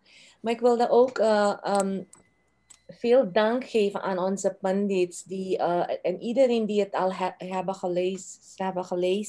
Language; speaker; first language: Dutch; non-native, local second language; Caribbean Hindustani